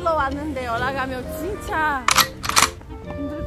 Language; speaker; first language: Korean; non-native, fluent; Arabic